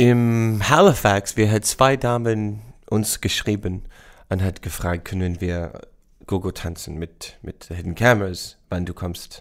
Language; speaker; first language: German; non-native, learner; English